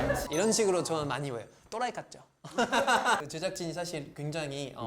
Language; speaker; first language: Korean; non-native, fluent; French